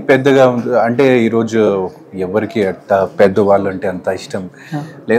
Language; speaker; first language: Telugu; non-native, fluent; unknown